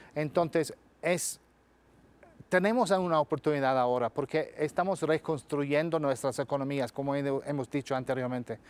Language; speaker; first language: Spanish; non-native, fluent; English